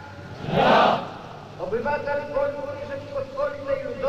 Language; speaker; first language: Polish; native; Polish